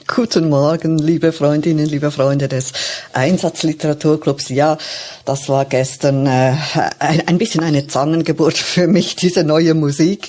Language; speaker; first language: German; native; German